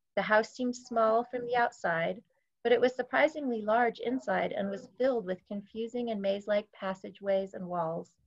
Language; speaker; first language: English; native; English